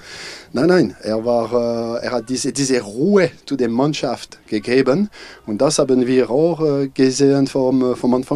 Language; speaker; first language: German; non-native, fluent; French